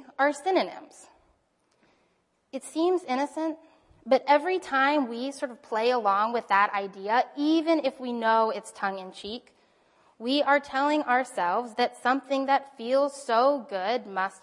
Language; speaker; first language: English; native; English